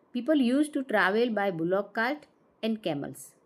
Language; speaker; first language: English; non-native, local second language; Gujarati